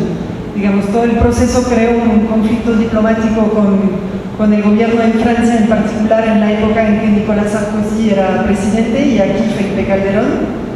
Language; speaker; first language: Spanish; non-native, fluent; French